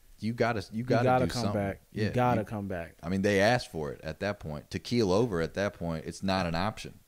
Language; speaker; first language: English; native; English